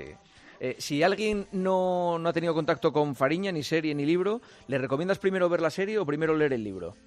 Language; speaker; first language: Spanish; native; Spanish